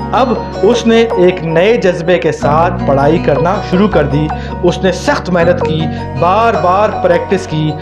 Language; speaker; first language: Urdu; native; Urdu